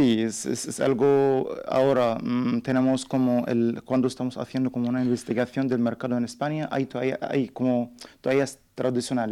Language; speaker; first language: Spanish; non-native, learner; Arabic